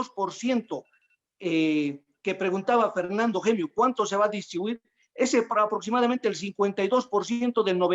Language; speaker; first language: Spanish; native; Spanish